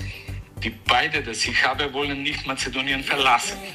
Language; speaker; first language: German; non-native, fluent; Macedonian